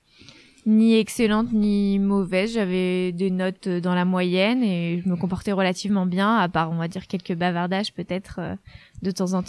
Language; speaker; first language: French; native; French